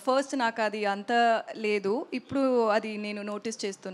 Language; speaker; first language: Telugu; non-native, learner; Tamil